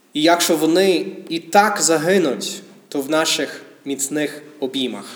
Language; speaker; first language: Ukrainian; non-native, fluent; English